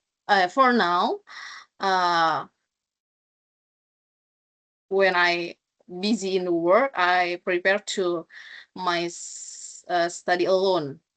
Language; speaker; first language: English; non-native, learner; Indonesian